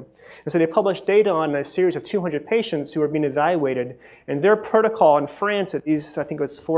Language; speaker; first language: English; native; English